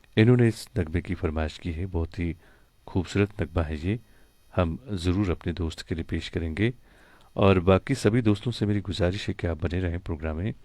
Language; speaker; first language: Hindi; non-native, local second language; Kashmiri